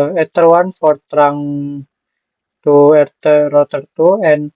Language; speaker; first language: English; non-native, learner; Indonesian